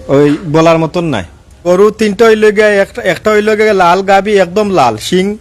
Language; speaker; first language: Bangla; non-native, local second language; Sylheti